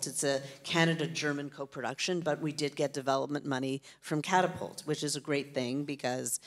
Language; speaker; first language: English; native; English